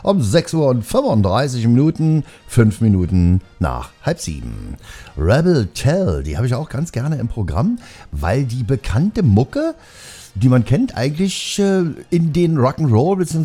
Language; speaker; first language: German; native; German